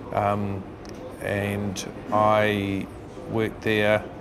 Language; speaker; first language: English; native; English